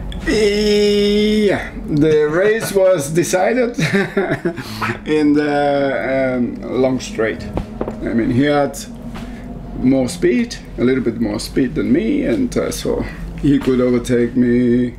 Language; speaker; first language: English; non-native, fluent; Spanish